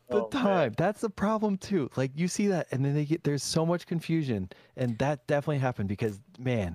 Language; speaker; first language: English; native; English